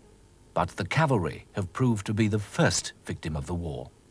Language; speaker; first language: English; native; English